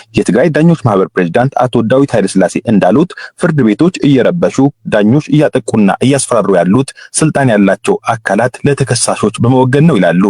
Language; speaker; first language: Amharic; non-native, local second language; Tigrinya